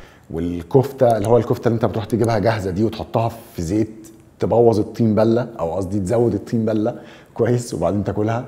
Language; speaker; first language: Arabic; native; Arabic